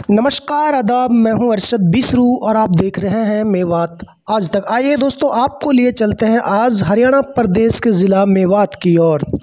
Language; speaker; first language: Hindi; native; Hindi